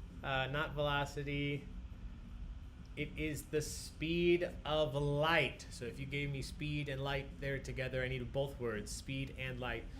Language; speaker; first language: English; native; English